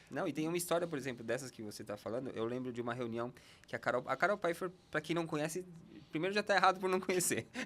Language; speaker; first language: Portuguese; non-native, fluent; Spanish